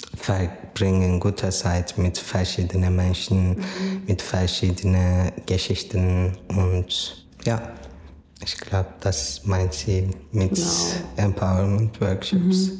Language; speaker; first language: German; non-native, learner; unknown